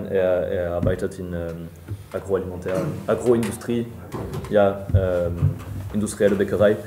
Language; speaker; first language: German; non-native, fluent; French